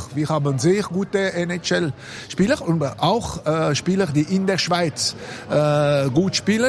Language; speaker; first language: German; non-native, local second language; French